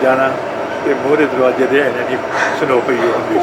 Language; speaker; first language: Punjabi; native; Punjabi